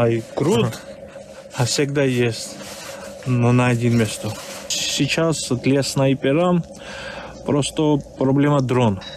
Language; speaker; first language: Russian; non-native, learner; Georgian